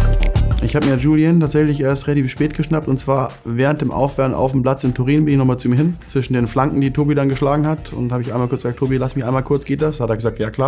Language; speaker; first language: German; native; German